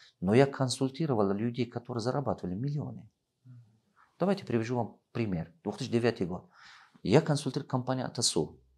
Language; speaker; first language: Russian; non-native, local second language; Tajik